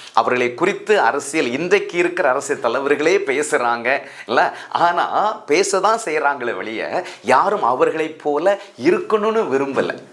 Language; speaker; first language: Tamil; native; Tamil